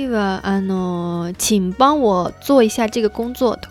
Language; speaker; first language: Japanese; non-native, fluent; Chinese